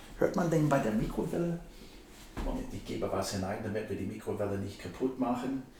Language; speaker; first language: German; non-native, fluent; English